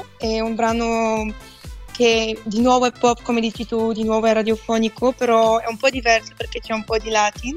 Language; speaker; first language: Italian; non-native, fluent; Bulgarian